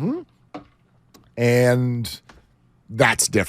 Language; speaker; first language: English; native; English